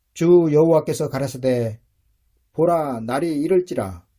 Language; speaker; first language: Korean; native; Korean